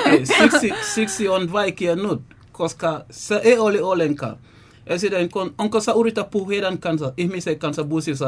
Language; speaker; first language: Finnish; non-native, learner; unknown